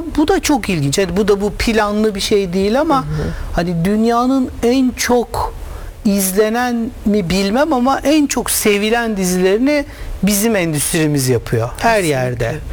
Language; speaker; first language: Turkish; native; Turkish